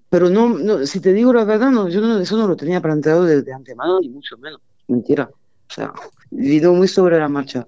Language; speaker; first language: Spanish; non-native, fluent; French